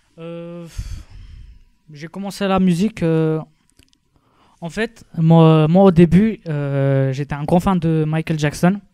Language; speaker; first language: French; non-native, fluent; Romanian